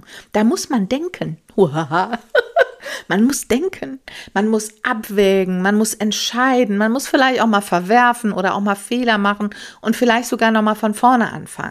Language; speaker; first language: German; native; German